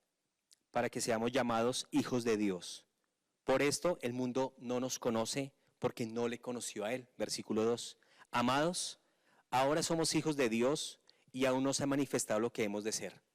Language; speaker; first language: Spanish; native; Spanish